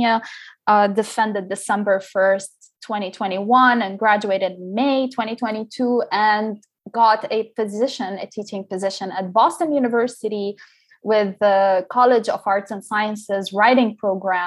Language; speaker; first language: English; non-native, local second language; Arabic